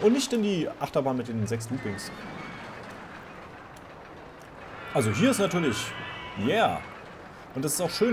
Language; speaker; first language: German; native; German